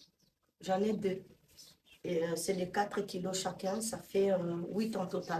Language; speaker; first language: French; non-native, fluent; Portuguese